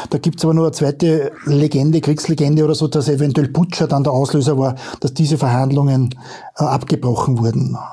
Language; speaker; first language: German; native; German